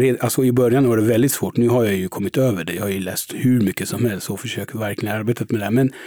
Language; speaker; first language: Swedish; early bilingual, other home language; Persian